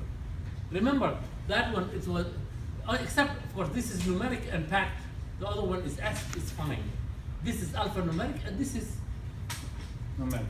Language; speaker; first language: English; non-native, fluent; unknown